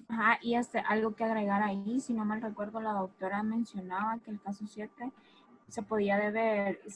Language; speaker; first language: Spanish; native; Spanish